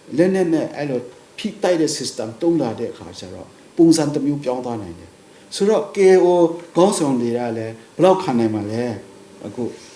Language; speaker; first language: Burmese; non-native, local second language; Kachin